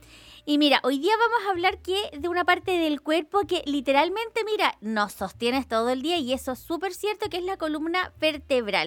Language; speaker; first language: Spanish; native; Spanish